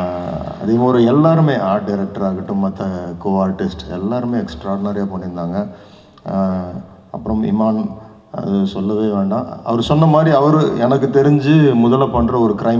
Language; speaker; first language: Tamil; native; Tamil